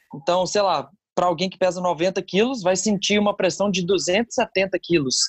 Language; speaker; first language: Portuguese; early bilingual, other home language; English